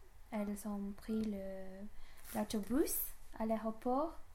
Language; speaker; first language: French; non-native, learner; English